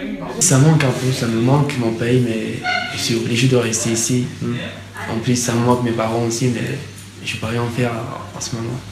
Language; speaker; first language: French; non-native, fluent; Arabic